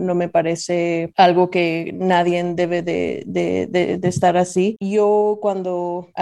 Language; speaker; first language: Spanish; early bilingual, heritage; Spanish